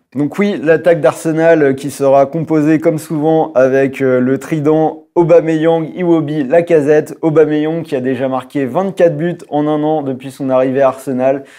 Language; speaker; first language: French; native; French